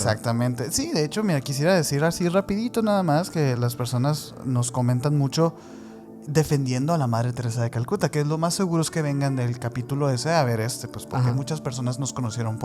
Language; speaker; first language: Spanish; native; Spanish